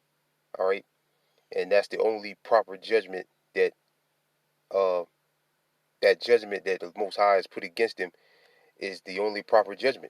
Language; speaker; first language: English; native; English